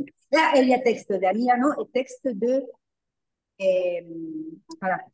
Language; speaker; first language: French; non-native, learner; Spanish